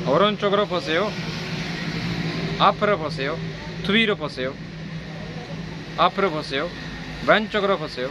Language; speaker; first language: Korean; non-native, fluent; Urdu